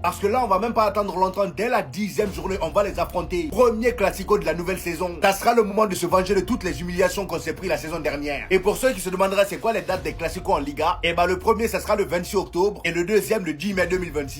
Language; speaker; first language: French; native; French